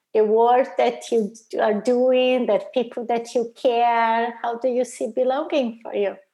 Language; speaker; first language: English; non-native, fluent; Portuguese